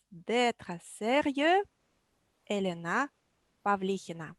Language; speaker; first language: French; non-native, fluent; Russian